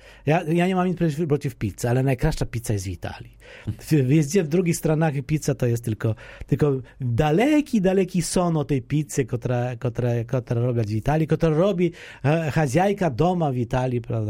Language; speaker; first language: Polish; non-native, fluent; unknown